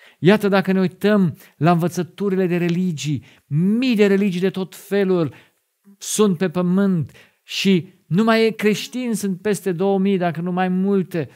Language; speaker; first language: Romanian; non-native, fluent; German